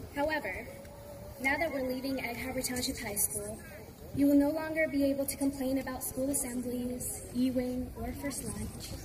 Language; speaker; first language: English; early bilingual, other home language; Spanish